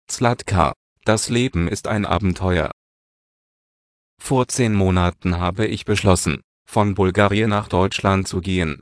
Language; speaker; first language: German; non-native, learner; Bulgarian